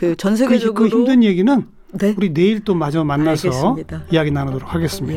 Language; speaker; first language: Korean; native; Korean